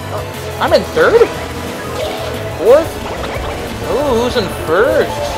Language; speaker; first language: English; native; English